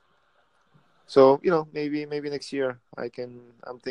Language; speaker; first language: English; early bilingual, other home language; Spanish